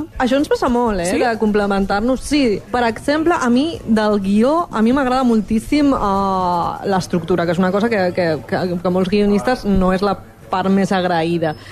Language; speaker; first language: Catalan; non-native, local second language; Spanish